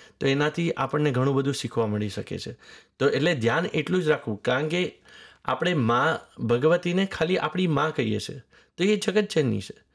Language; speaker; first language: Gujarati; native; Gujarati